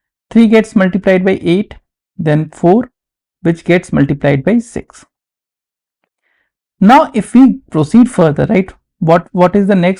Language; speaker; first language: English; non-native, local second language; Hindi